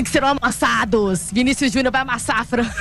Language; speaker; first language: Portuguese; native; Portuguese